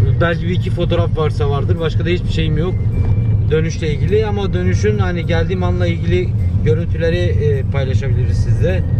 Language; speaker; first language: Turkish; early bilingual, other home language; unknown